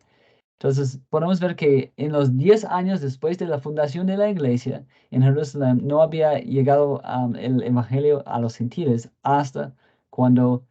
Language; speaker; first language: Spanish; non-native, fluent; English